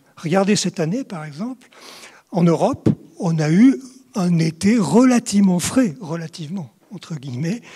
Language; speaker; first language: French; native; French